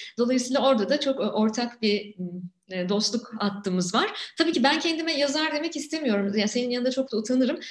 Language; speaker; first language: Turkish; native; Turkish